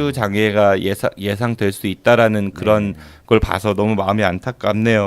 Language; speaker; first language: Korean; native; Korean